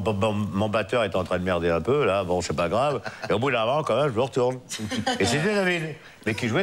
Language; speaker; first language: French; native; French